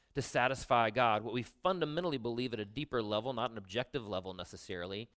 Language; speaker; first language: English; native; English